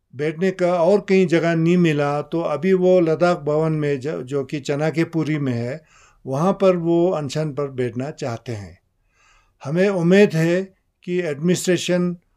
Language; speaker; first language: Hindi; non-native, local second language; Ladakhi